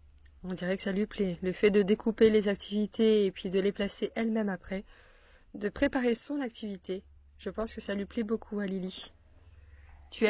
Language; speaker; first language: French; native; French